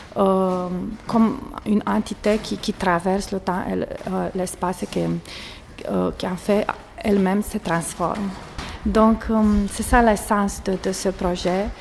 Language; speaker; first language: French; non-native, fluent; Portuguese